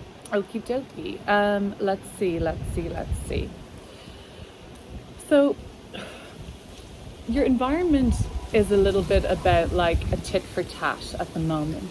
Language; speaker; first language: English; native; English